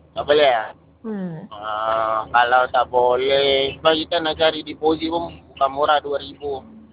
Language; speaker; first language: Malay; non-native, local second language; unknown